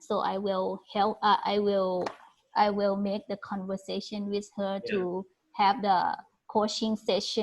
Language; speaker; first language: English; non-native, learner; Thai